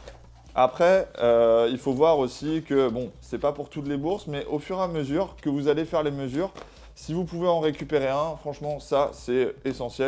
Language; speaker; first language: French; native; French